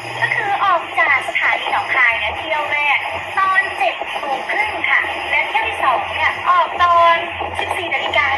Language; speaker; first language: Thai; native; Thai